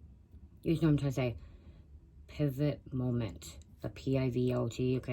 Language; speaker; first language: English; native; English